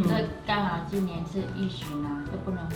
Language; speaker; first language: Chinese; non-native, learner; Vietnamese